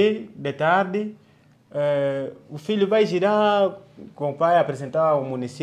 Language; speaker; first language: Portuguese; non-native, learner; Vietnamese